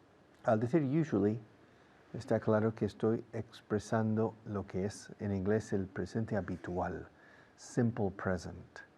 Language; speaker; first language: Spanish; non-native, fluent; English